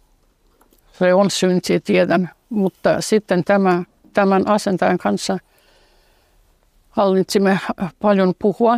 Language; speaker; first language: Finnish; non-native, fluent; Russian